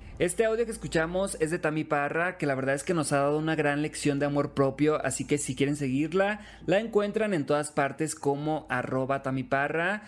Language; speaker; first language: Spanish; native; Spanish